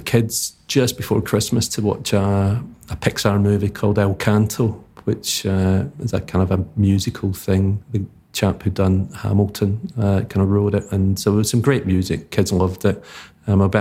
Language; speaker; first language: English; native; English